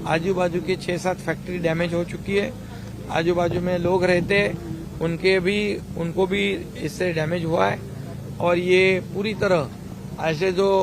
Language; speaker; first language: Hindi; non-native, local second language; Marathi